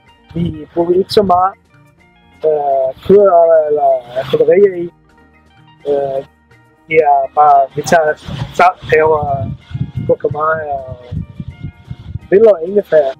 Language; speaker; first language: Danish; non-native, learner; Swahili